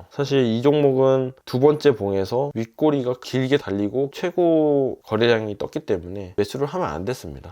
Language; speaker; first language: Korean; native; Korean